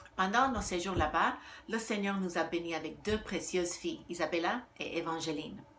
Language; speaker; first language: French; non-native, fluent; Spanish